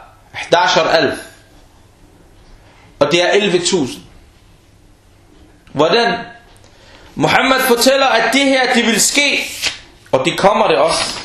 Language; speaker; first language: Danish; early bilingual, other home language; Arabic